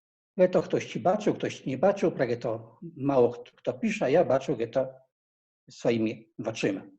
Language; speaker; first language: Polish; non-native, learner; Belarusian